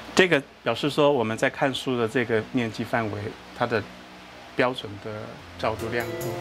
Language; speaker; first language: Chinese; non-native, local second language; Hakka Chinese